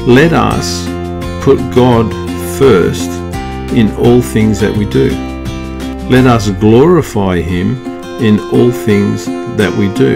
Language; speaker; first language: English; native; English